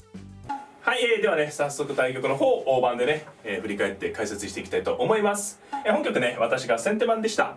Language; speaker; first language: Japanese; native; Japanese